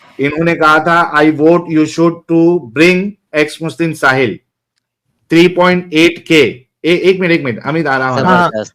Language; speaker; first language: Hindi; native; Hindi